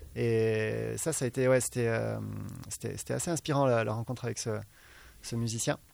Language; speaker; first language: French; native; French